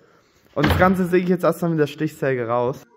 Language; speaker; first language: German; native; German